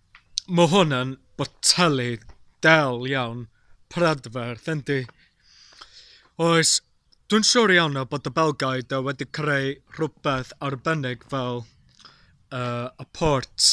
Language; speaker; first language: Welsh; non-native, learner; English